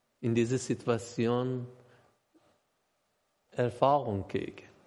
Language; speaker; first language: German; non-native, learner; Persian